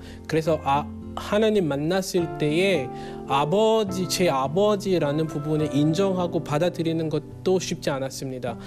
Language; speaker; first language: Korean; non-native, fluent; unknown